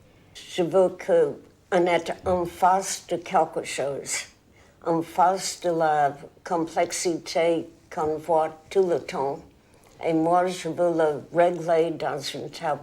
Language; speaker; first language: French; non-native, fluent; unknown